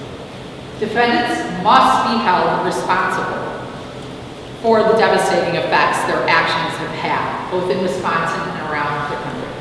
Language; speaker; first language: English; native; English